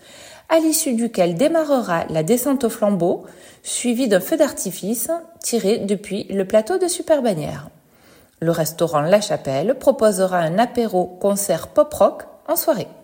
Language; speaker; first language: French; native; French